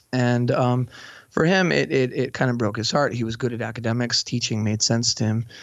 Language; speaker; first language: English; native; English